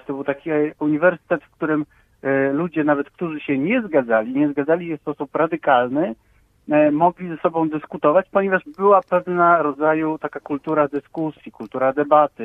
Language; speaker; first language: Polish; native; Polish